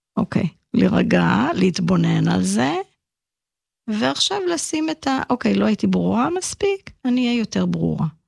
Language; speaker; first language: Hebrew; early bilingual, heritage; Hebrew